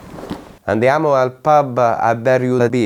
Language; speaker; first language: Italian; non-native, fluent; English